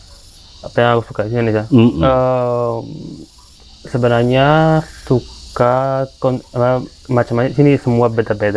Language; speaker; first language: Indonesian; non-native, fluent; Italian